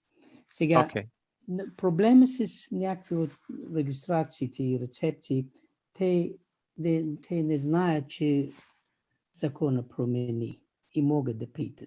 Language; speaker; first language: Bulgarian; non-native, fluent; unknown